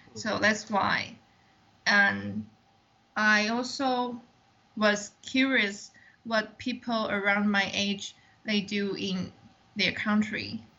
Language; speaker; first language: English; non-native, fluent; Chinese